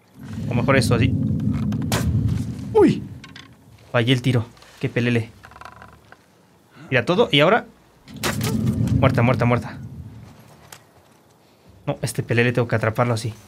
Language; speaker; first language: Spanish; native; Spanish